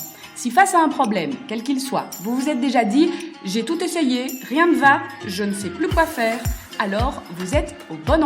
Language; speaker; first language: French; native; French